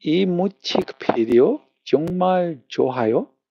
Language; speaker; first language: Korean; non-native, learner; English